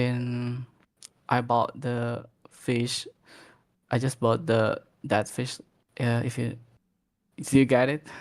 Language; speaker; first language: English; non-native, learner; Indonesian